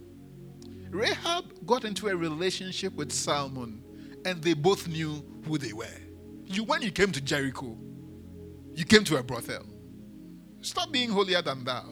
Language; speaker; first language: English; non-native, local second language; Akan